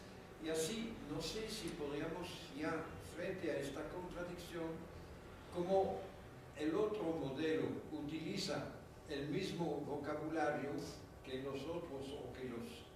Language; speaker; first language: Spanish; non-native, fluent; French